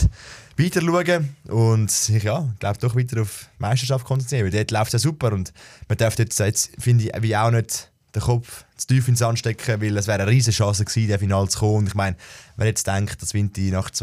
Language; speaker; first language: German; native; German